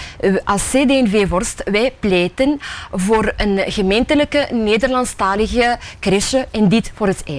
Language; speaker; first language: Dutch; early bilingual, other home language; Arabic